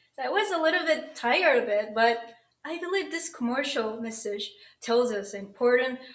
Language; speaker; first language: English; non-native, fluent; Japanese